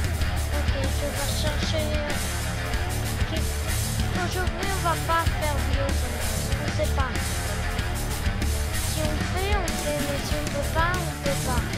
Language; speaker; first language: French; non-native, learner; English